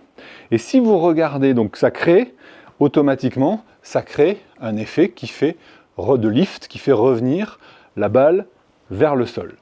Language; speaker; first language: French; native; French